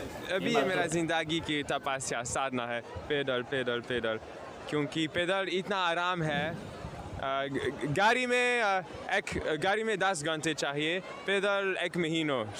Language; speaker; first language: Hindi; non-native, learner; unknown